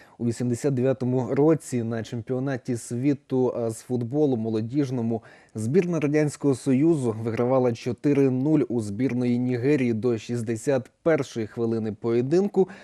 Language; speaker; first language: Ukrainian; native; Ukrainian